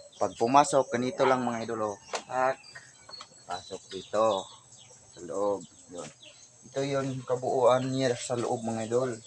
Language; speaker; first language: Filipino; non-native, local second language; Cebuano